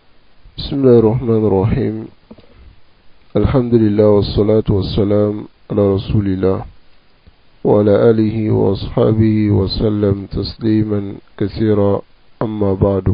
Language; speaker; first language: Arabic; non-native, fluent; French